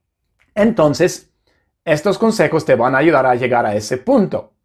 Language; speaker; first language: Spanish; non-native, fluent; English